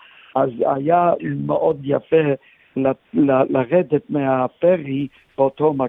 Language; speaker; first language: Hebrew; non-native, fluent; English